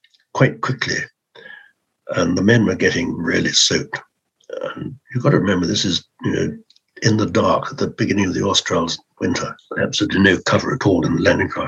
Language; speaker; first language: English; native; English